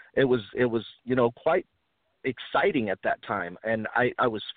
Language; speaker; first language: English; early bilingual, other home language; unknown